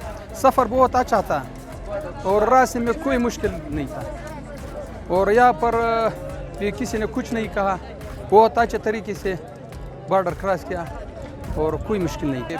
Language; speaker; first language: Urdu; non-native, fluent; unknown